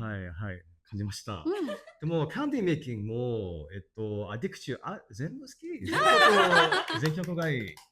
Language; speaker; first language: Japanese; non-native, learner; English